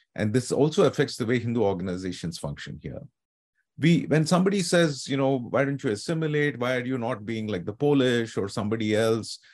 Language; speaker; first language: English; non-native, local second language; Telugu